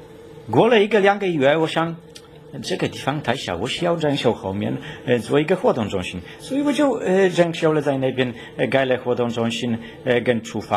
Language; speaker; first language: Chinese; non-native, learner; Polish